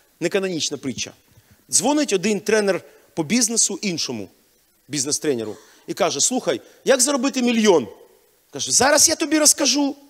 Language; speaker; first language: Ukrainian; non-native, local second language; Russian